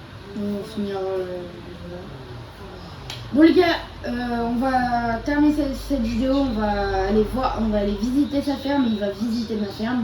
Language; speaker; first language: French; native; French